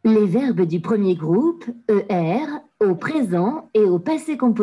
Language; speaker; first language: French; non-native, learner; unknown